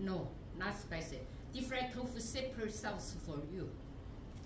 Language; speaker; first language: English; non-native, learner; Chinese